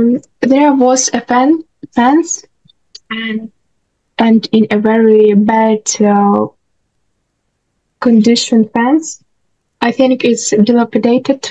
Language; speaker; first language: English; non-native, learner; Russian